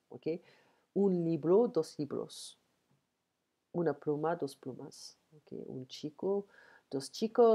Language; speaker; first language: Spanish; non-native, learner; French